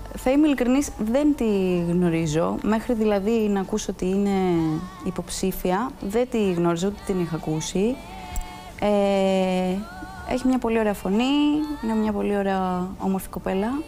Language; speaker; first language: Greek; native; Greek